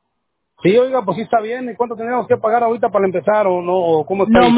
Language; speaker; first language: Spanish; native; Spanish